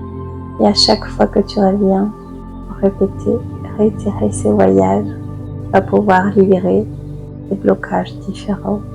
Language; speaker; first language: French; native; French